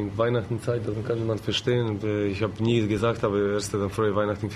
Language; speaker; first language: German; non-native, learner; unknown